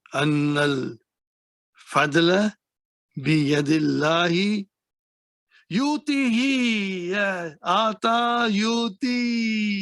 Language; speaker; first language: Arabic; non-native, fluent; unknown